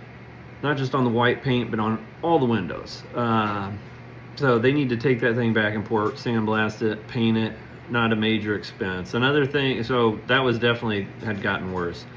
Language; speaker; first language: English; native; English